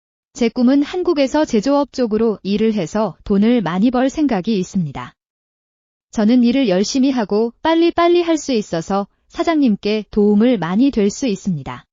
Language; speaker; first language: Korean; non-native, learner; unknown